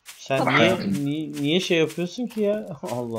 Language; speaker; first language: Turkish; native; Turkish